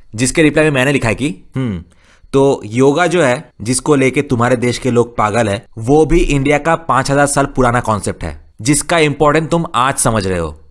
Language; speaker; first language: Hindi; non-native, local second language; Bangla